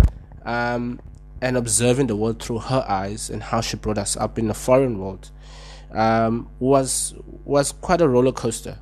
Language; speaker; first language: English; non-native, local second language; Xhosa